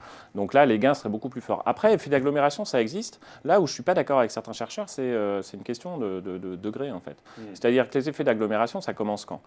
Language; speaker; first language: French; native; French